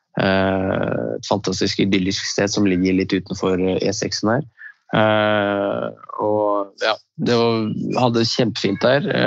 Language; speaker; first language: Norwegian; early bilingual, other home language; Riffian